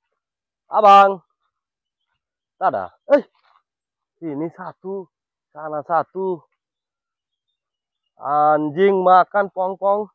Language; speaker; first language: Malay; non-native, learner; Bangla